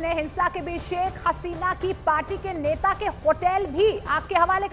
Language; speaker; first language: Hindi; native; Hindi